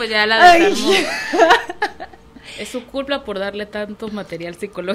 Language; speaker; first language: Spanish; native; Spanish